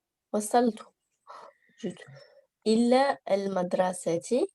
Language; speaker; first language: Arabic; non-native, learner; French